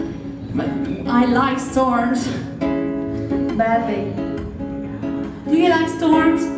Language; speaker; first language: English; non-native, fluent; French